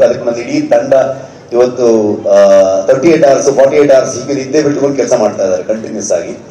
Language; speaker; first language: Kannada; native; Kannada